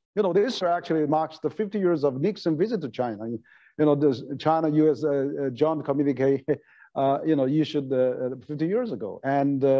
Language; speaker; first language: English; non-native, fluent; Chinese